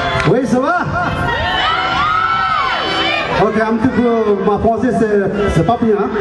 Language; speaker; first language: French; non-native, learner; Tibetan